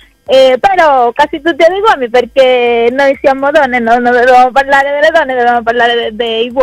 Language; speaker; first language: Italian; non-native, fluent; Spanish